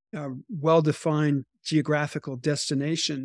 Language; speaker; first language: English; native; English